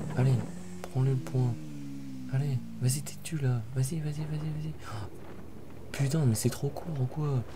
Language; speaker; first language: French; native; French